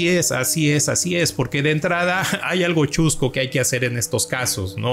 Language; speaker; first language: Spanish; native; Spanish